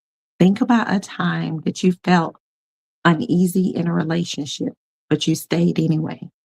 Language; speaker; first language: English; native; English